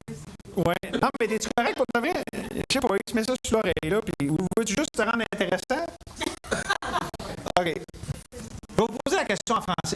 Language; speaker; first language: French; native; French